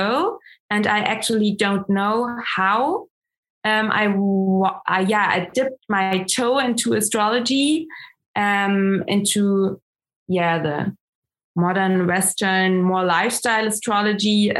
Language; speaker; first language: English; non-native, fluent; German